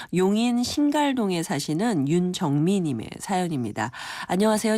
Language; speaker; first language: Korean; native; Korean